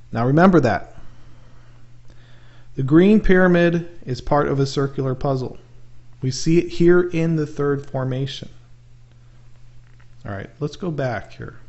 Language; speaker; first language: English; native; English